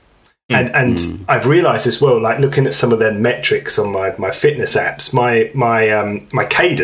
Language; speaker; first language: English; native; English